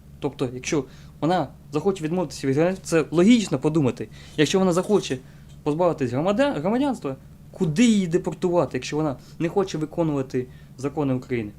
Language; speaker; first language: Ukrainian; non-native, local second language; Russian